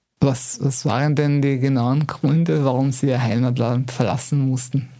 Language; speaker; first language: German; native; German